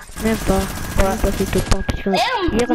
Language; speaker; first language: French; native; French